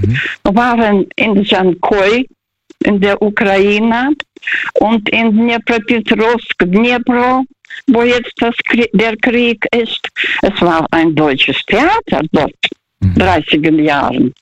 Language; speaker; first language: German; early bilingual, heritage; Russian